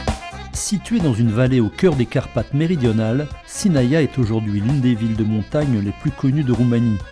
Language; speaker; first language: French; native; French